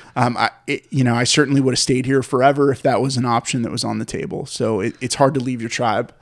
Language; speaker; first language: English; native; English